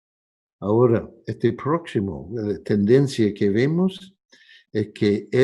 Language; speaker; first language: Spanish; non-native, fluent; English